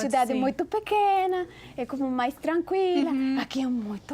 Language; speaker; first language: Portuguese; non-native, learner; Spanish